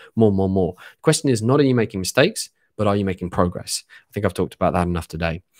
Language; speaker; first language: English; native; English